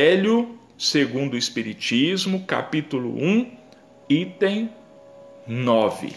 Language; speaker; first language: Portuguese; native; Portuguese